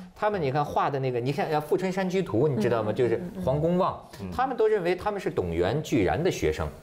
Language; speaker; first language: Chinese; native; Chinese